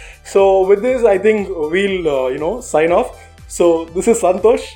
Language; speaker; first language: English; non-native, local second language; Tamil